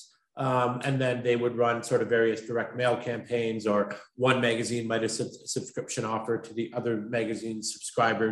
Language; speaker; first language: English; native; English